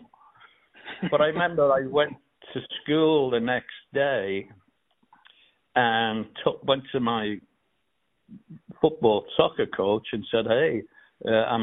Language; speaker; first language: English; native; English